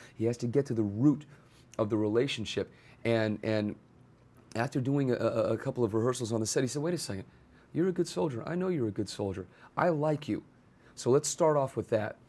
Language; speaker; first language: English; native; English